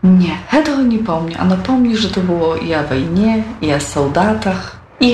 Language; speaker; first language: Polish; non-native, local second language; Belarusian